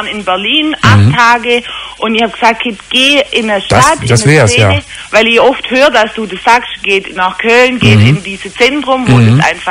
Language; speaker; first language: German; native; German